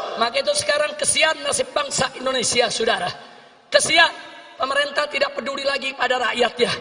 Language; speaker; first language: Indonesian; native; Indonesian